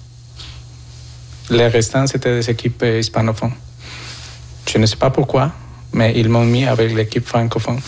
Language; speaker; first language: French; non-native, fluent; Spanish